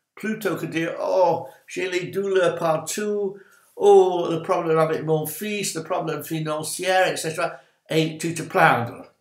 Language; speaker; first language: French; non-native, learner; English